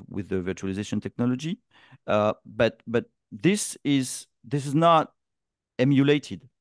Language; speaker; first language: English; non-native, fluent; French